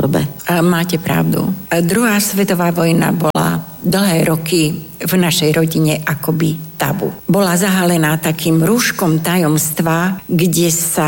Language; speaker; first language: Slovak; non-native, local second language; Romany